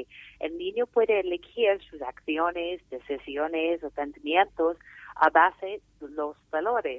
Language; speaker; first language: Spanish; non-native, fluent; English